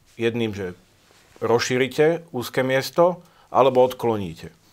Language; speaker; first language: Slovak; native; Slovak